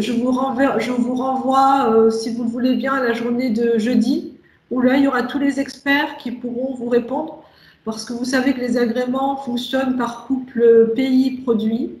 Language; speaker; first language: French; native; French